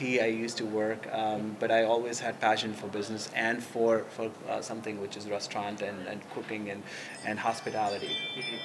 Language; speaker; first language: English; non-native, local second language; Hindi